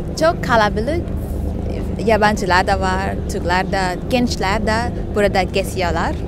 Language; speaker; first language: Turkish; non-native, learner; Thai